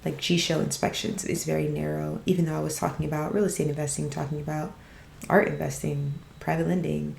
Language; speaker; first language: English; native; English